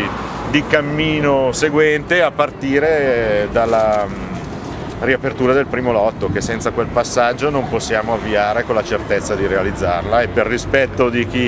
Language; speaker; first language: Italian; native; Italian